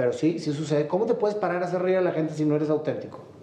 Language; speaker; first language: Spanish; native; Spanish